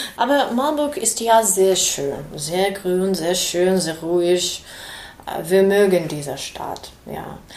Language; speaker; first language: German; non-native, learner; Ukrainian